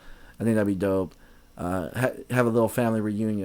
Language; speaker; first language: English; native; English